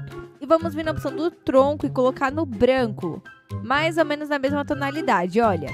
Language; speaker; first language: Portuguese; native; Portuguese